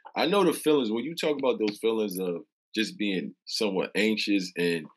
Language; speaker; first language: English; native; English